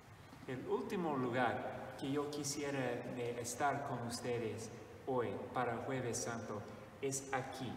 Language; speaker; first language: Spanish; non-native, fluent; English